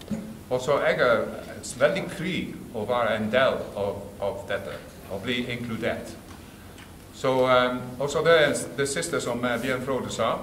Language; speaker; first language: Norwegian; non-native, fluent; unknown